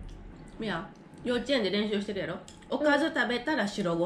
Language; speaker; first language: Japanese; native; Japanese